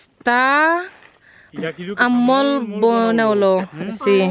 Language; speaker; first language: Catalan; non-native, learner; Filipino